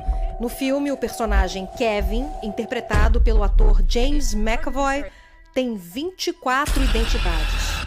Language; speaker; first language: Portuguese; native; Portuguese